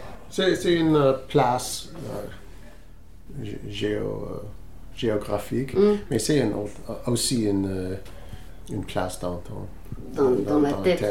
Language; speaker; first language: French; non-native, learner; English